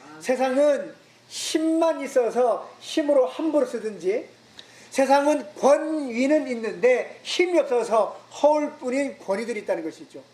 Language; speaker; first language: Korean; native; Korean